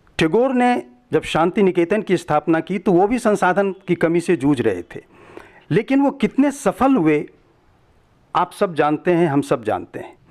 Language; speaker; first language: Hindi; native; Hindi